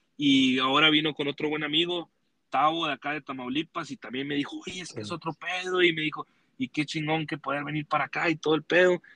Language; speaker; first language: Spanish; early bilingual, heritage; Spanish